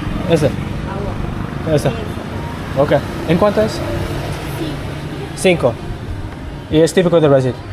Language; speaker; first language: Spanish; non-native, learner; English